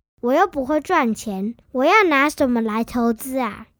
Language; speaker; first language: Chinese; native; Chinese